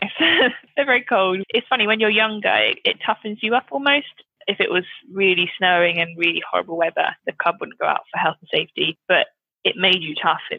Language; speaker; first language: English; native; English